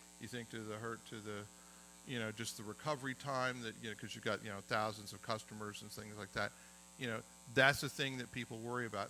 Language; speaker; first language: English; native; English